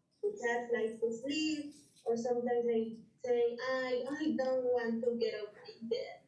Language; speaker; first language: English; non-native, learner; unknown